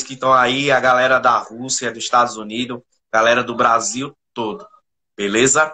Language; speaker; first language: Portuguese; native; Portuguese